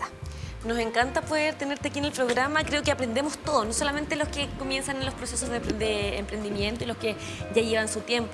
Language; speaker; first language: Spanish; native; Spanish